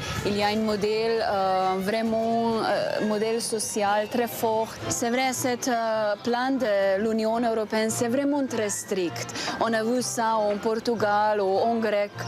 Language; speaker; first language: French; non-native, fluent; Slovenian